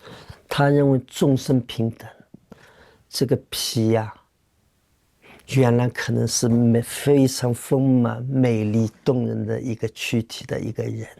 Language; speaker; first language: Chinese; native; Chinese